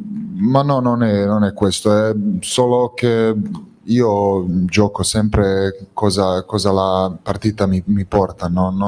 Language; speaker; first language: Italian; non-native, fluent; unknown